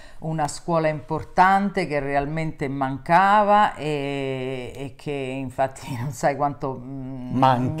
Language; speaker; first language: Italian; native; Italian